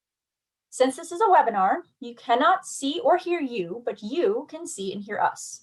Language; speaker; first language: English; native; English